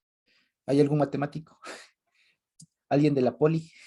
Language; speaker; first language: Spanish; native; Spanish